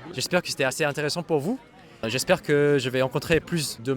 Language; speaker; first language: French; non-native, fluent; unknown